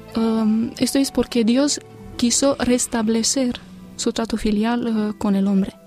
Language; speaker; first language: Spanish; non-native, fluent; Romanian